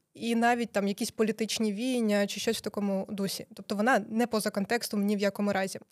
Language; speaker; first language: Ukrainian; native; Ukrainian